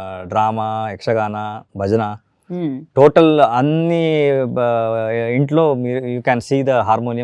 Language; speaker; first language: Telugu; non-native, learner; Kannada